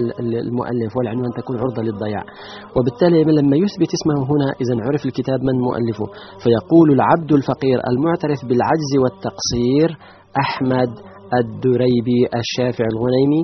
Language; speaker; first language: Arabic; native; Arabic